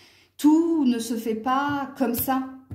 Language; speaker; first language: French; native; French